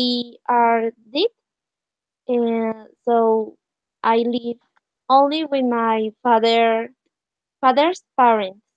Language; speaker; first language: English; non-native, learner; Spanish